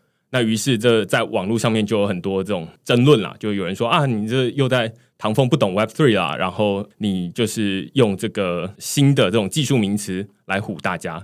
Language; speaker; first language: Chinese; native; Chinese